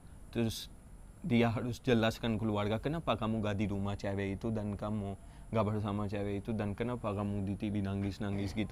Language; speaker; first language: Indonesian; non-native, fluent; Urdu